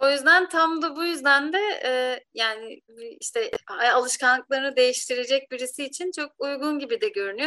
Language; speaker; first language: Turkish; native; Turkish